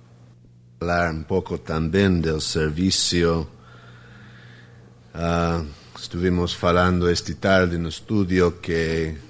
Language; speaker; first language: Spanish; non-native, fluent; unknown